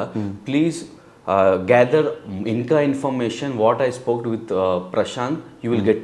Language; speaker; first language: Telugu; non-native, learner; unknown